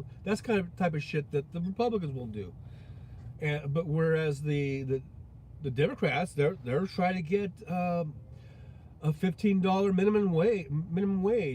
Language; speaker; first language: English; native; English